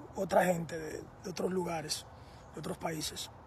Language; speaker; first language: Spanish; early bilingual, heritage; Spanish